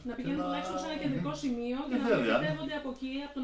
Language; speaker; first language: Greek; native; Greek